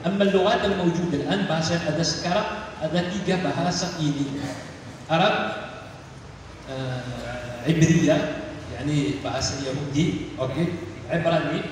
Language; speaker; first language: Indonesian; non-native, learner; Arabic